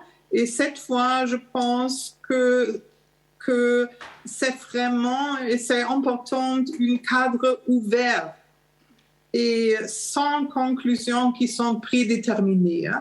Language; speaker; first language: French; non-native, learner; German